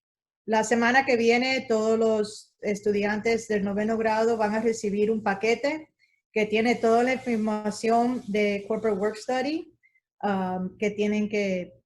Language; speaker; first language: Spanish; early bilingual, heritage; Spanish